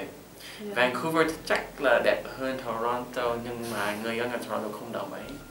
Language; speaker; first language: Vietnamese; non-native, fluent; English